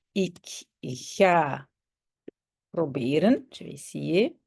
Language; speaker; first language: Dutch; non-native, local second language; French